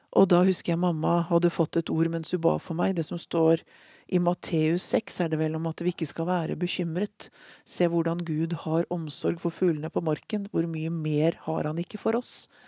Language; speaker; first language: Norwegian; native; Norwegian